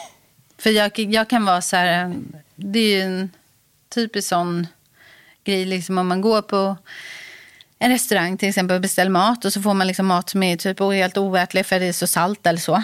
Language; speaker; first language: Swedish; native; Swedish